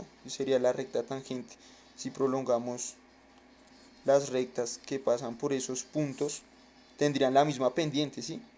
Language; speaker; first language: Spanish; native; Spanish